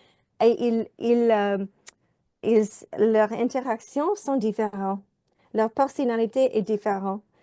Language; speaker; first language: French; non-native, fluent; English